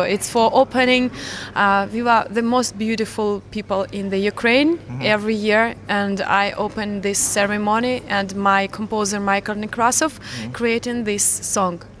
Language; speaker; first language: English; non-native, learner; Ukrainian